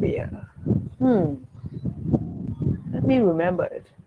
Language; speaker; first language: English; non-native, learner; Vietnamese